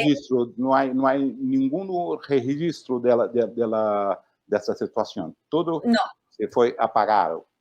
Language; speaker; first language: Spanish; non-native, fluent; Portuguese